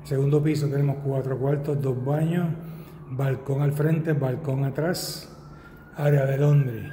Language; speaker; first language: Spanish; native; Spanish